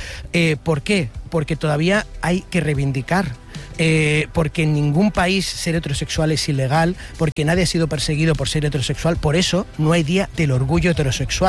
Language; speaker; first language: Spanish; native; Spanish